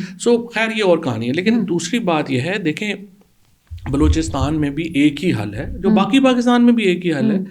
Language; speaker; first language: Urdu; non-native, local second language; Punjabi